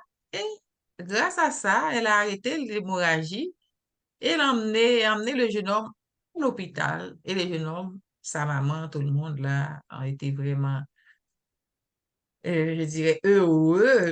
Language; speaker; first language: French; native; French